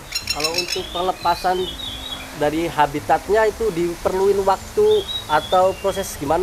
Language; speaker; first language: Indonesian; native; Indonesian